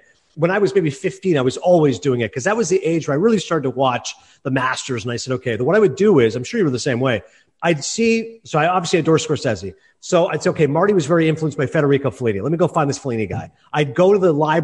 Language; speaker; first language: English; native; English